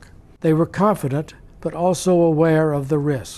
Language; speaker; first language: English; native; English